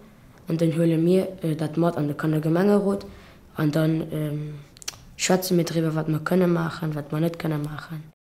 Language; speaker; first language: German; non-native, local second language; Luxembourgish